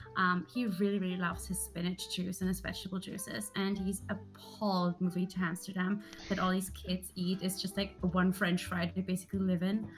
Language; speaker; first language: English; early bilingual, other home language; German